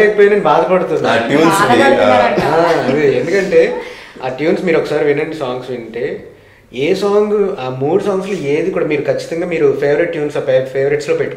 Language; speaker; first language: Telugu; native; Telugu